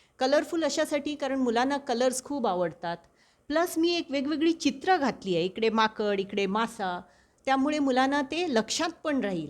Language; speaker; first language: Marathi; non-native, local second language; Konkani